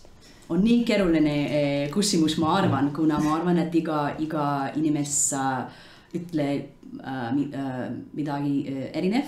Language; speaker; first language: Estonian; non-native, learner; English